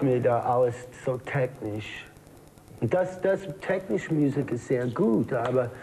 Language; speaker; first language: German; non-native, learner; English